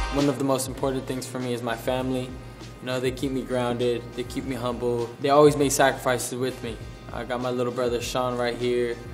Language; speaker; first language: English; native; English